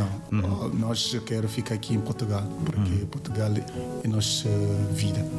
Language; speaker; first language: Portuguese; non-native, learner; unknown